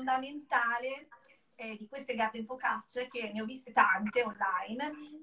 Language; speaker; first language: Italian; native; Italian